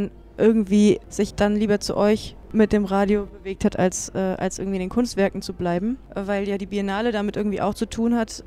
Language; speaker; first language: German; native; German